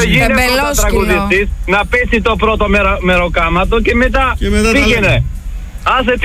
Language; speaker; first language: Greek; non-native, fluent; Albanian